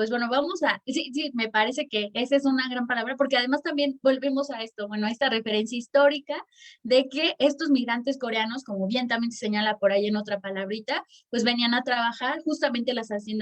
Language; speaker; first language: Spanish; native; Spanish